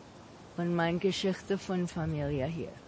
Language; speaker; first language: German; non-native, learner; English